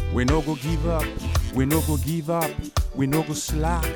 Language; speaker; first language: German; non-native, fluent; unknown